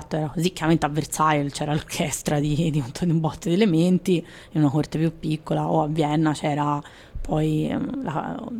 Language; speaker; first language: Italian; native; Italian